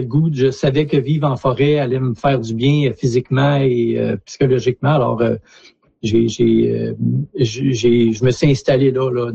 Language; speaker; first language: French; native; French